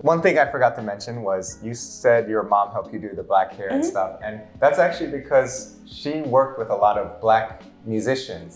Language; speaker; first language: English; native; English